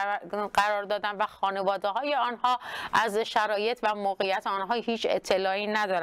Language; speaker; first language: Persian; non-native, local second language; Kurdish